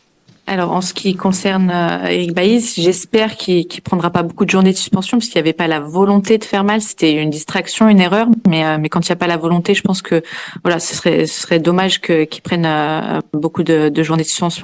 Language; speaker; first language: French; native; French